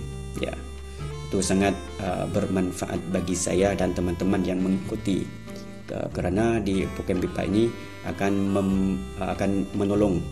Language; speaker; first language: Indonesian; non-native, fluent; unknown